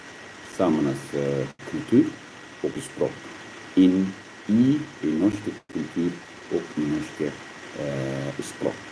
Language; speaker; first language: Swedish; non-native, learner; Arabic